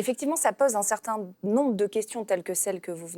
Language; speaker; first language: French; native; French